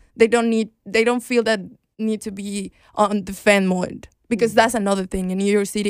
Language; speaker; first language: English; non-native, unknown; Spanish